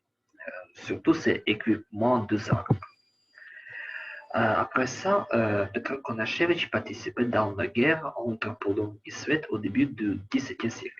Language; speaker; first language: French; non-native, learner; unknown